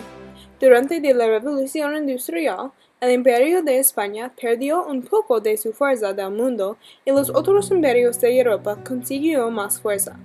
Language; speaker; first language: Spanish; non-native, learner; English